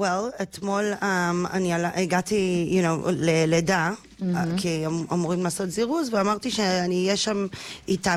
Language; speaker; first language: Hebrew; non-native, fluent; English